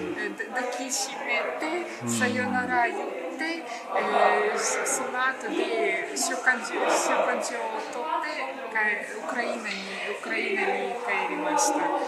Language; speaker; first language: Japanese; non-native, learner; Ukrainian